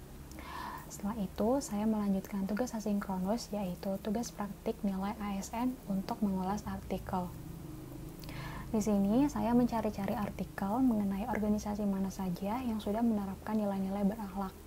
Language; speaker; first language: Indonesian; native; Indonesian